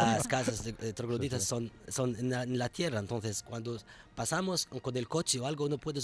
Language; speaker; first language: Spanish; non-native, fluent; Arabic